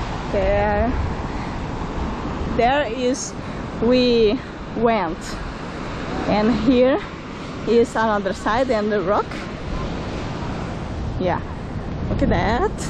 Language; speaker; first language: English; non-native, learner; Portuguese